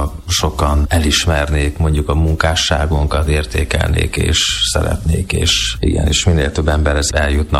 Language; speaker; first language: Hungarian; native; Hungarian